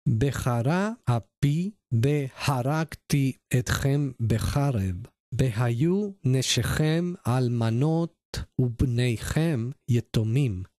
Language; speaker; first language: Hebrew; non-native, learner; Spanish